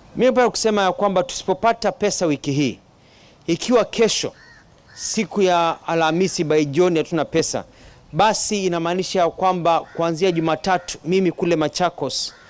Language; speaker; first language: Swahili; non-native, local second language; Kamba